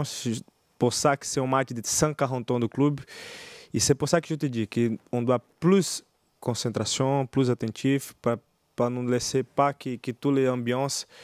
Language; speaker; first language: French; non-native, learner; Portuguese